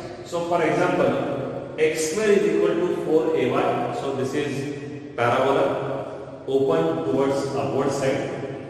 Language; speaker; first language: English; non-native, local second language; Marathi